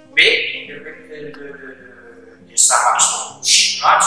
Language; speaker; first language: French; non-native, learner; Chinese